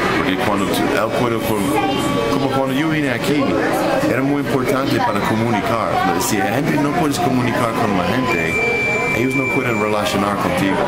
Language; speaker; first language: Spanish; non-native, fluent; English